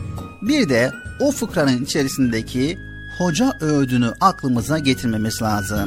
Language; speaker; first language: Turkish; native; Turkish